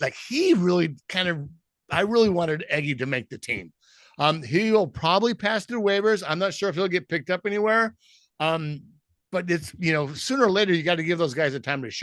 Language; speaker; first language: English; native; English